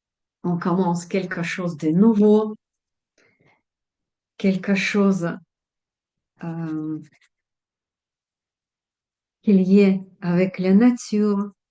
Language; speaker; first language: French; non-native, fluent; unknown